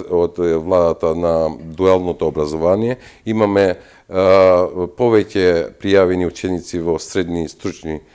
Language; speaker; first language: Macedonian; non-native, local second language; Albanian